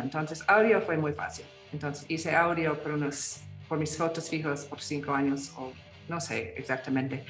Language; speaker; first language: Spanish; non-native, fluent; English